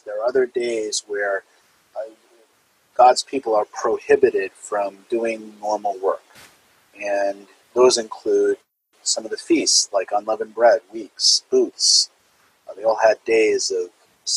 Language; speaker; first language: English; native; English